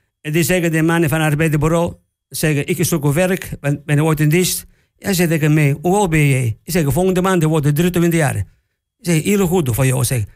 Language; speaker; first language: Dutch; non-native, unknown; Italian